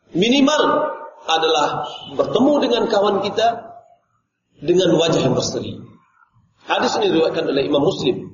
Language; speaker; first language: Indonesian; non-native, local second language; Minangkabau